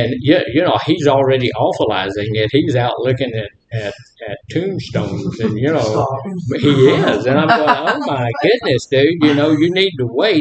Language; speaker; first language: English; native; English